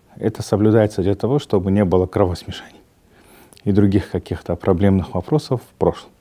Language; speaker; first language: Russian; non-native, local second language; Kazakh